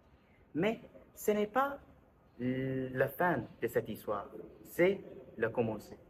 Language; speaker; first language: French; non-native, learner; English